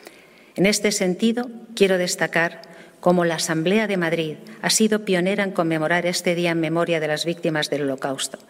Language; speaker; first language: Spanish; native; Spanish